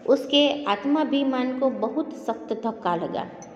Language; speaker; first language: Hindi; non-native, local second language; Gujarati